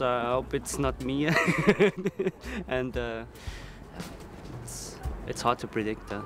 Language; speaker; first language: English; non-native, fluent; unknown